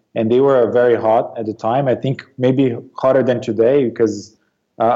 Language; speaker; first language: English; non-native, fluent; Portuguese